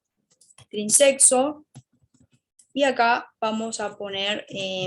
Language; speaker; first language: Spanish; native; Spanish